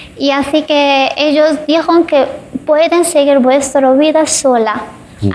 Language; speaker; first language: Spanish; non-native, learner; Persian